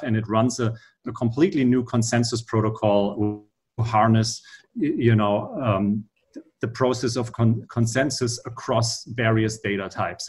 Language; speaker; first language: English; non-native, fluent; German